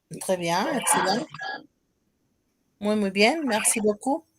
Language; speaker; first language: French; non-native, fluent; Spanish